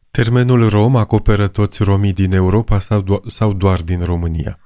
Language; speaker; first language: Romanian; native; Romanian